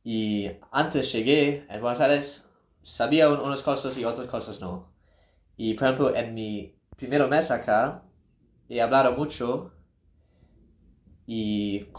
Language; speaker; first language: Spanish; non-native, learner; English